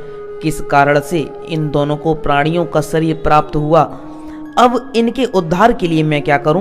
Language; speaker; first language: Hindi; native; Hindi